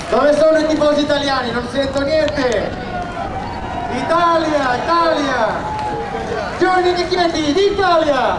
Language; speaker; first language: Italian; non-native, fluent; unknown